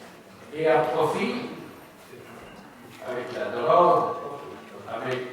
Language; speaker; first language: French; non-native, learner; Spanish